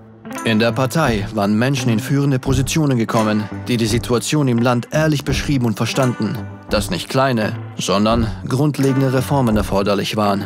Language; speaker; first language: German; native; German